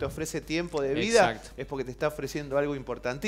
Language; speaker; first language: Spanish; native; Spanish